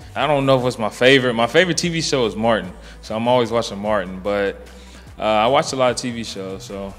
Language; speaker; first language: English; native; English